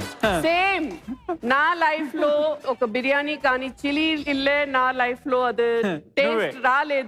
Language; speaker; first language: Telugu; non-native, learner; Kannada